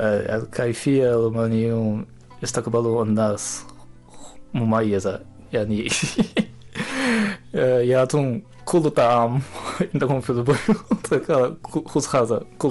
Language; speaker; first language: Arabic; non-native, learner; Japanese